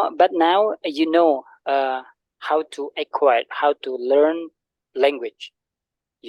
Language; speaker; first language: English; non-native, learner; Indonesian